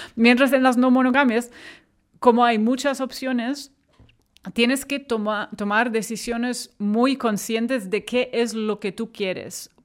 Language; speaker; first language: Spanish; non-native, fluent; German